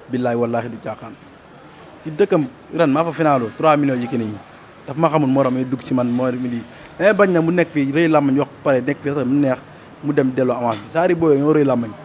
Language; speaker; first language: Wolof; native; Wolof